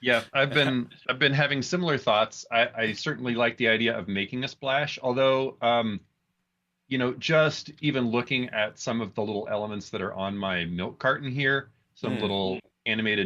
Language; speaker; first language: English; native; English